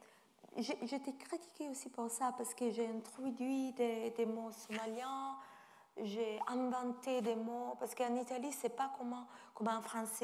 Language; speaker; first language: French; non-native, fluent; Italian